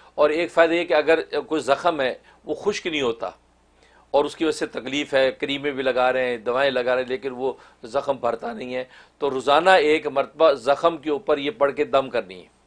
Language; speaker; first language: Hindi; non-native, local second language; Kashmiri